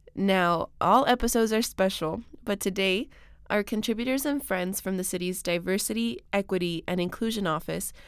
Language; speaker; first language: English; early bilingual, other home language; Spanish